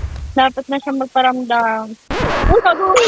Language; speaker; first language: Filipino; native; Filipino